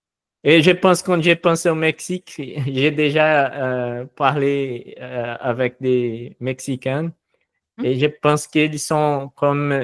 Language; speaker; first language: French; non-native, fluent; Portuguese